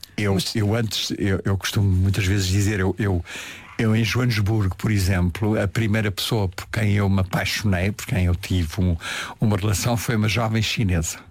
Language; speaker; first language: Portuguese; early bilingual, heritage; Portuguese